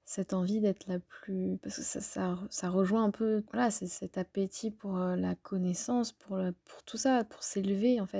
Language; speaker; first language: French; native; French